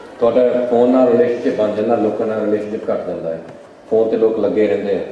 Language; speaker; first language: Punjabi; early bilingual, heritage; Punjabi